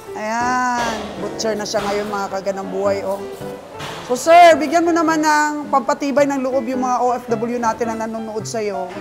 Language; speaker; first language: Filipino; non-native, local second language; Cebuano